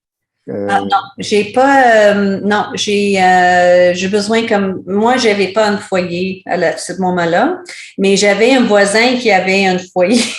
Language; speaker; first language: French; non-native, learner; English